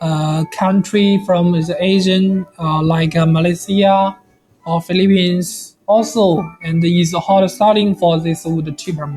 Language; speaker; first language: English; non-native, learner; Chinese